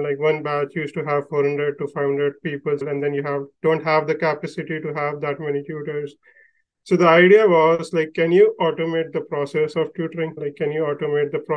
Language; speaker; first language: English; non-native, local second language; Hindi